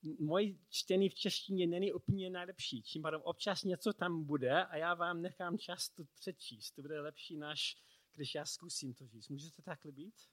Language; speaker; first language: Czech; non-native, learner; English